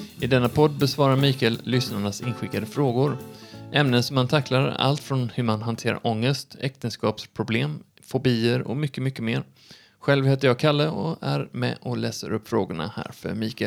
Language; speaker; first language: Swedish; native; Swedish